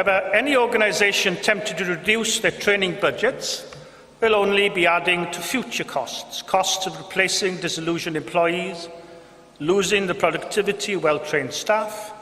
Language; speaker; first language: English; non-native, local second language; Welsh